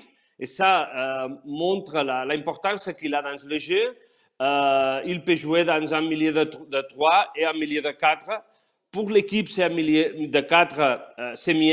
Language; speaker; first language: French; non-native, fluent; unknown